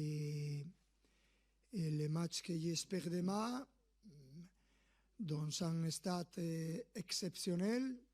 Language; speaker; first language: French; non-native, fluent; Spanish